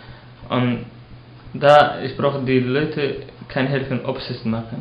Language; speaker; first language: German; non-native, learner; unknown